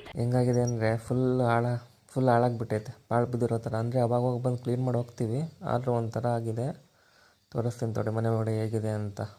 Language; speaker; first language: Kannada; non-native, local second language; Lambadi